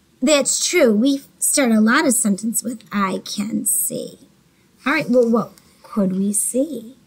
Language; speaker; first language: English; native; English